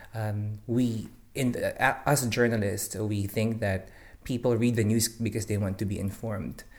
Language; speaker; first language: English; non-native, local second language; Filipino